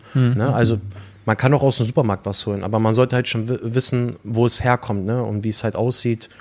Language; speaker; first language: German; native; German